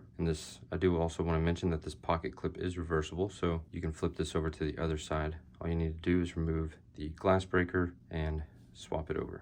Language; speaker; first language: English; native; English